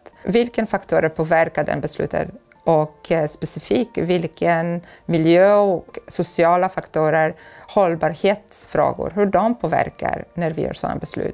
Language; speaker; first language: Swedish; non-native, fluent; Polish